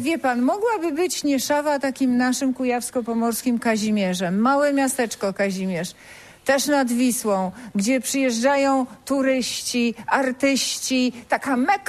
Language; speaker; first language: Polish; native; Polish